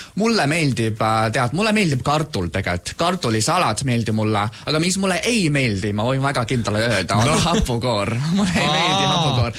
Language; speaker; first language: Estonian; non-native, fluent; Chinese